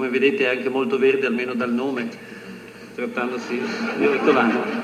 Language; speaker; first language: Italian; native; Italian